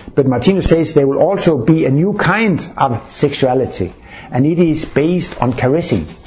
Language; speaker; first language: English; non-native, fluent; Danish